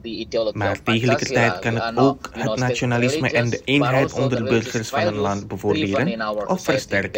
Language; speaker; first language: Dutch; non-native, fluent; Indonesian